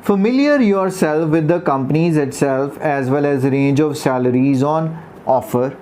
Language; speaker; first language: English; non-native, local second language; Punjabi